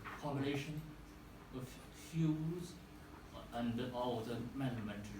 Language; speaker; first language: English; non-native, fluent; Chinese